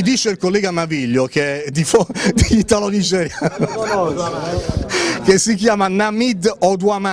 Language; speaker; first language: Italian; native; Italian